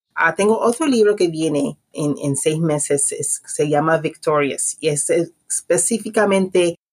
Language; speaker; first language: Spanish; native; Spanish